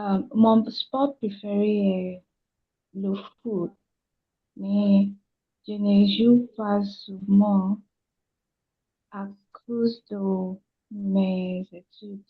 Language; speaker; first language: French; non-native, learner; Yoruba